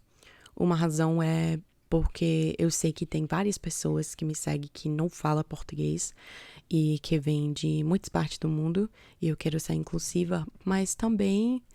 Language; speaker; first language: Portuguese; non-native, fluent; English